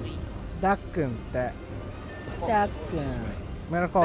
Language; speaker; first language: Japanese; non-native, learner; English